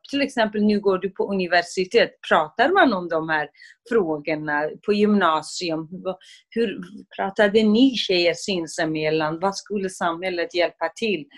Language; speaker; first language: Swedish; non-native, fluent; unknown